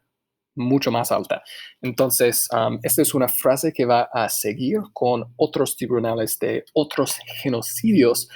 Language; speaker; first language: Spanish; non-native, fluent; English